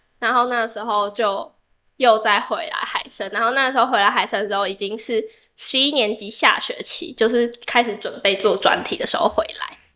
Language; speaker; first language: Chinese; native; Chinese